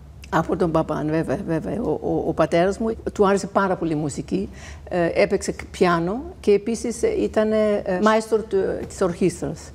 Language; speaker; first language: Greek; non-native, fluent; Danish